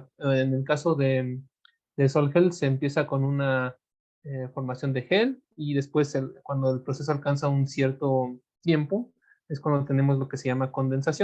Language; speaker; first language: Spanish; native; Spanish